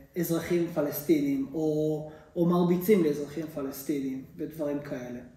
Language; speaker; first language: Hebrew; non-native, fluent; Japanese